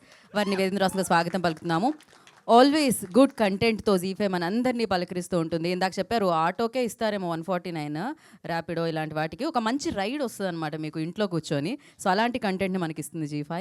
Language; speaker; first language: Telugu; native; Telugu